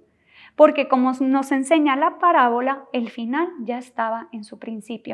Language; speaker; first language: Spanish; native; Spanish